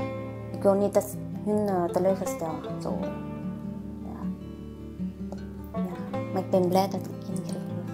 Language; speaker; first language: Dutch; non-native, learner; Thai